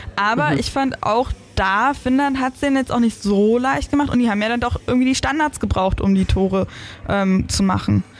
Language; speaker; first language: German; native; German